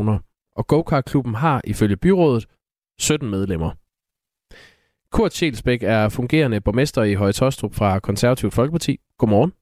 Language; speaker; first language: Danish; native; Danish